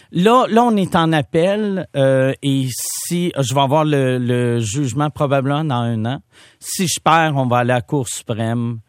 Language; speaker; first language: French; native; French